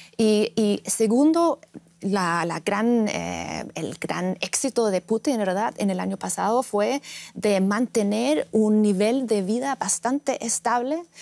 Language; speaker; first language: Spanish; non-native, fluent; Russian